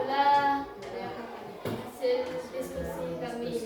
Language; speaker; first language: Indonesian; native; Indonesian